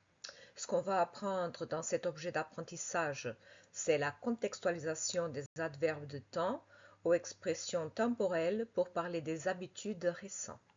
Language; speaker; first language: French; non-native, fluent; Portuguese